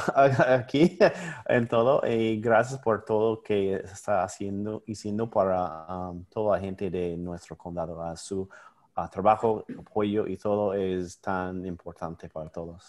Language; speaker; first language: Spanish; non-native, learner; English